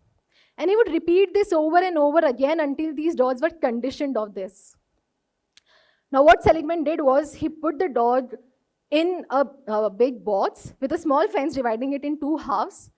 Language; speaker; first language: English; non-native, local second language; Hindi